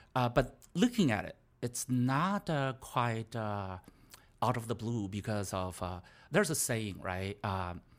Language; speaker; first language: English; non-native, fluent; Chinese